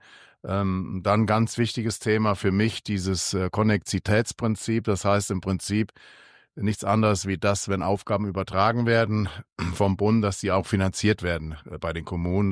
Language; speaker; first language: German; native; German